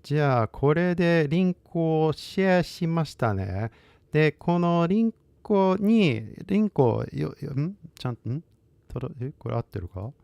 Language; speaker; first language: Japanese; non-native, fluent; English